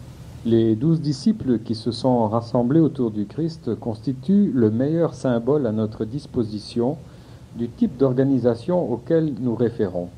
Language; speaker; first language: French; native; French